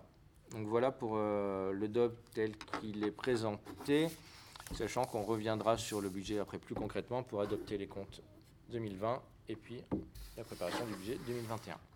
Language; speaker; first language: French; native; French